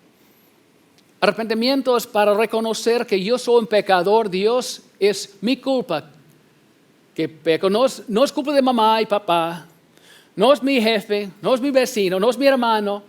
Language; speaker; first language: Spanish; non-native, fluent; English